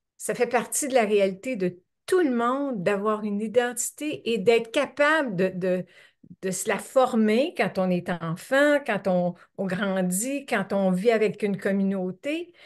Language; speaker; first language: French; native; French